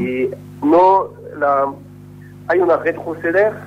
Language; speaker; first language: Spanish; non-native, learner; French